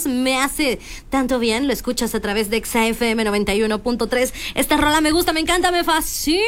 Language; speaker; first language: Spanish; native; Spanish